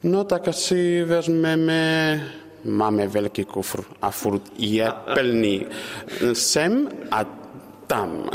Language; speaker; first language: Czech; non-native, learner; Spanish